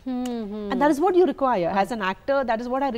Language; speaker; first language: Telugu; non-native, local second language; Malayalam